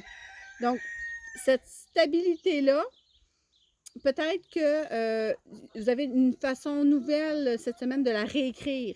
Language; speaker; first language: French; native; French